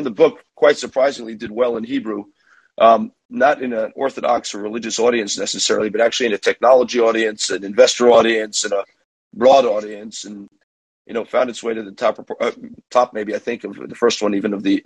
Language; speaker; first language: English; native; English